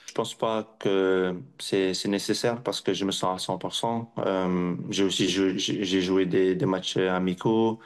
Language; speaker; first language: French; non-native, local second language; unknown